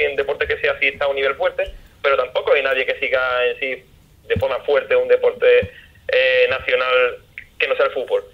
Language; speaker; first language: Spanish; native; Spanish